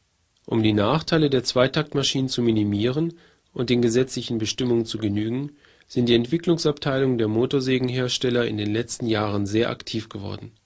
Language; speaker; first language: German; native; German